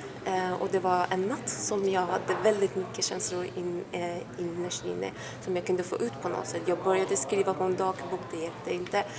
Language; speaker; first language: Swedish; non-native, fluent; Persian